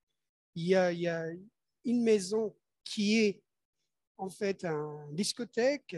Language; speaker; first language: French; non-native, fluent; Persian